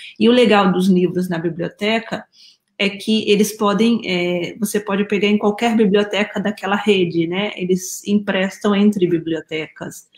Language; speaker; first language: Portuguese; native; Portuguese